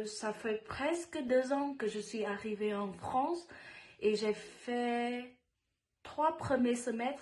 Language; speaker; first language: French; non-native, fluent; Vietnamese